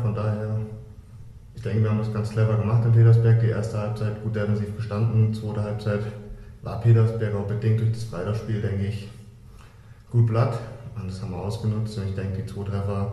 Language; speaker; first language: German; native; German